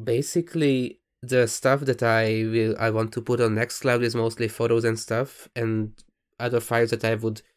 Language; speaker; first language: English; non-native, fluent; Hungarian